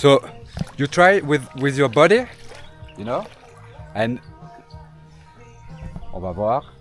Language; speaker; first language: English; non-native, fluent; French